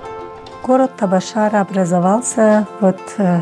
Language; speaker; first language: Russian; non-native, local second language; Tajik